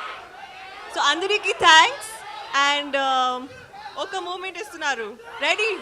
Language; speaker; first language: Telugu; non-native, learner; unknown